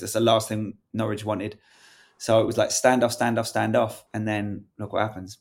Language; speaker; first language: English; native; English